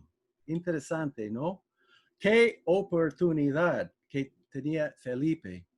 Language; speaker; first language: Spanish; non-native, fluent; English